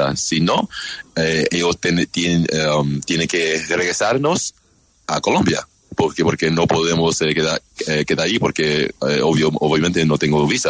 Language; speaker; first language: Spanish; non-native, learner; English